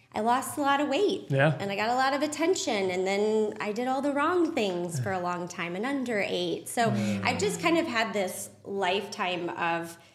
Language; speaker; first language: English; native; English